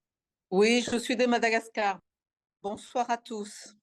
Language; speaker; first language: French; non-native, local second language; Malagasy